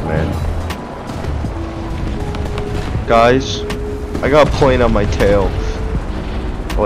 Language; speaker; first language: English; native; English